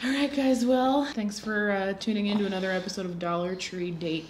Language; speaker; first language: English; native; English